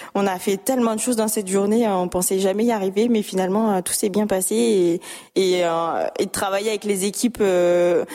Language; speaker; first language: French; native; French